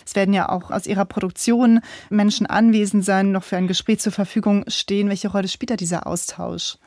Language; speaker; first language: German; native; German